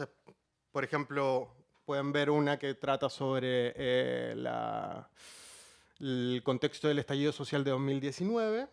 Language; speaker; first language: Spanish; native; Spanish